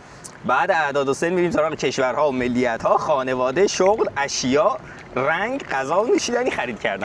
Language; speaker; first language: Persian; native; Persian